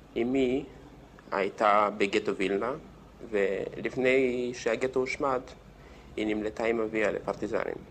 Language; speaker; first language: Hebrew; non-native, fluent; Russian